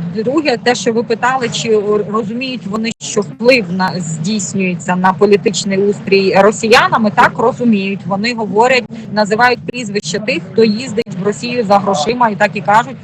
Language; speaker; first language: Ukrainian; native; Ukrainian